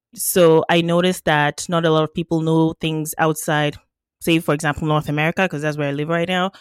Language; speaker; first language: English; non-native, local second language; Yoruba